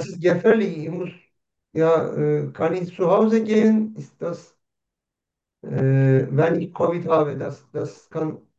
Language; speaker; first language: German; non-native, learner; Turkish